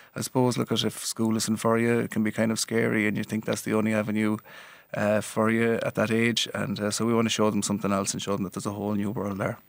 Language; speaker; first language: English; native; English